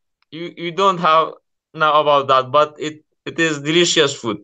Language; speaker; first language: English; non-native, learner; Kurdish